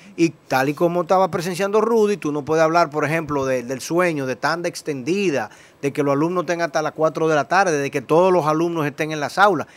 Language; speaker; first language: Spanish; native; Spanish